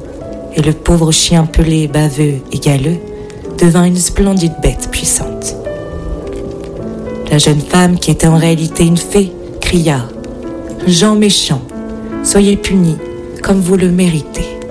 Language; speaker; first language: French; native; French